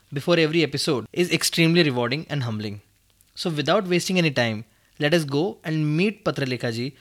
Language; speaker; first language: English; non-native, local second language; Hindi